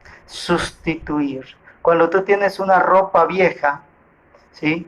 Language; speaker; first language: Spanish; native; Spanish